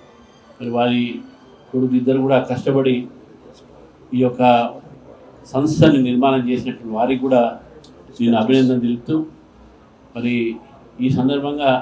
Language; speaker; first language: Telugu; native; Telugu